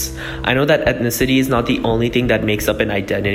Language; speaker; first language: English; native; English